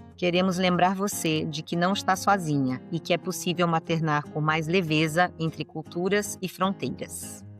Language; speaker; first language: Portuguese; native; Portuguese